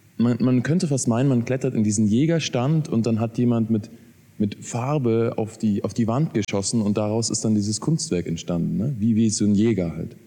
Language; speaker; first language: German; native; German